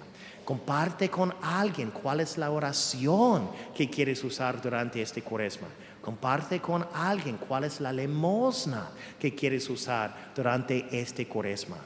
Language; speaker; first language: Spanish; non-native, fluent; English